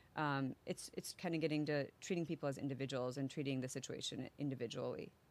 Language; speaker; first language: English; native; English